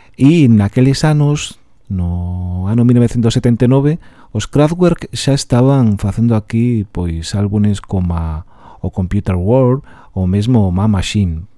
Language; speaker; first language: Galician; non-native, local second language; Spanish